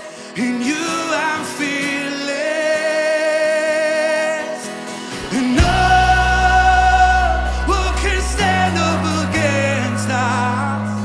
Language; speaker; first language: English; non-native, local second language; Filipino